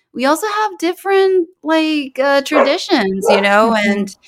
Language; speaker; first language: English; early bilingual, other home language; Spanish